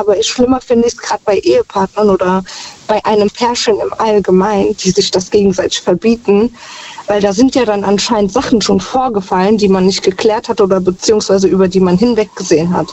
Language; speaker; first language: German; native; German